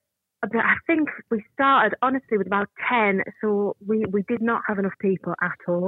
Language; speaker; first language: English; native; English